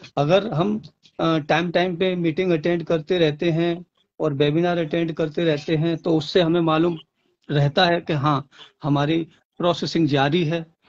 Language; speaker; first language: Hindi; native; Hindi